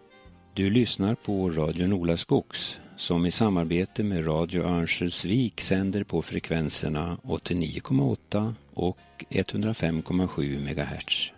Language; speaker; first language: Swedish; native; Swedish